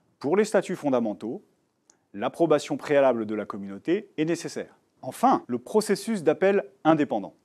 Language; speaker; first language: French; native; French